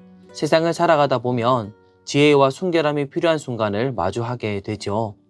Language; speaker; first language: Korean; native; Korean